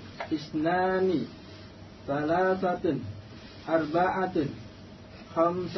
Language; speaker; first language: Arabic; non-native, learner; Indonesian